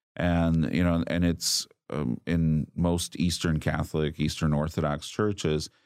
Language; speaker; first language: English; native; English